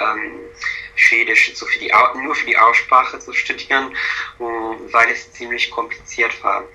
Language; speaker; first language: German; non-native, fluent; English